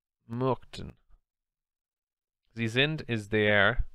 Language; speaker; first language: German; non-native, learner; English